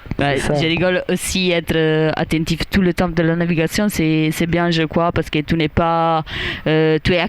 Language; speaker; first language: French; non-native, learner; Italian